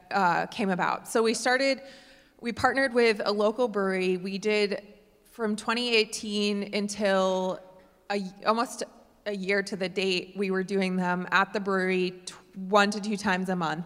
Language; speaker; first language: English; native; English